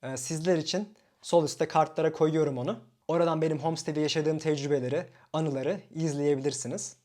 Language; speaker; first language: Turkish; native; Turkish